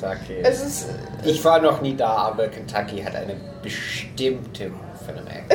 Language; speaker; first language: German; non-native, fluent; English